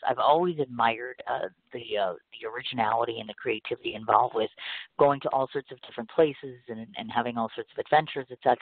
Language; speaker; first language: English; native; English